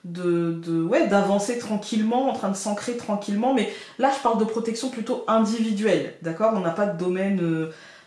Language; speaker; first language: French; native; French